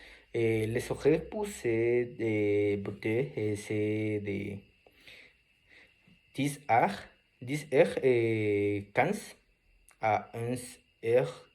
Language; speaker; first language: French; non-native, learner; Spanish